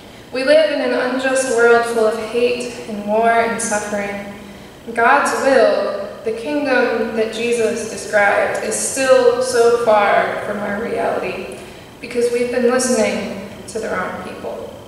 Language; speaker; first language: English; native; English